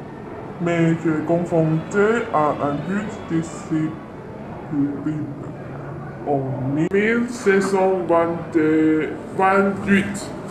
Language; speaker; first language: French; non-native, learner; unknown